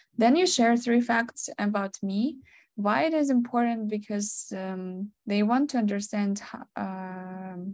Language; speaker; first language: English; non-native, fluent; Ukrainian